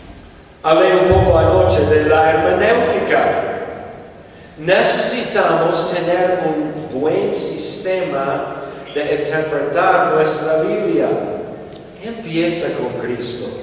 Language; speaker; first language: Spanish; non-native, fluent; English